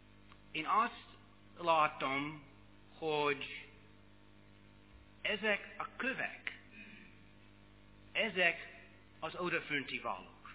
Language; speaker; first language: Hungarian; non-native, learner; English